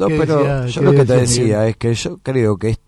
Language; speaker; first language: Spanish; native; Spanish